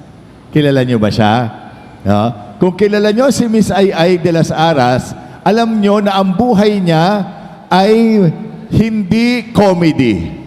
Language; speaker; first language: Filipino; native; Filipino